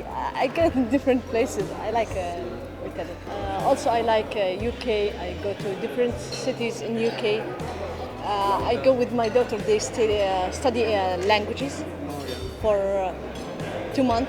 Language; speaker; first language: English; non-native, learner; Arabic